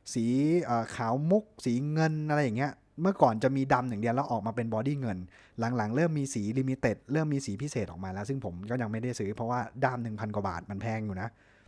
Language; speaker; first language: Thai; native; Thai